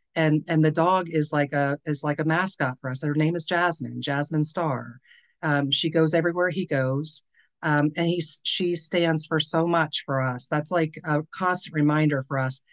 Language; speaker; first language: English; native; English